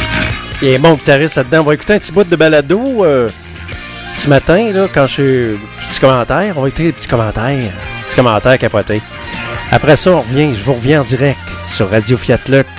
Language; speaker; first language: French; native; French